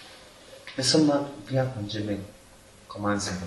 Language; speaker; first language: French; non-native, fluent; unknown